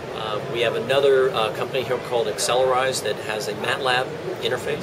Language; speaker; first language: English; native; English